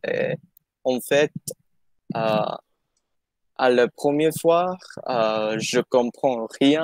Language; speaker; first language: French; non-native, learner; English